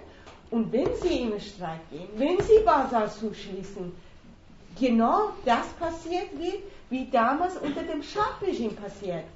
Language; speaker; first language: German; non-native, fluent; Persian